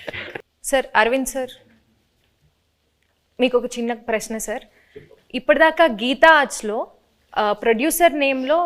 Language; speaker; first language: Telugu; native; Telugu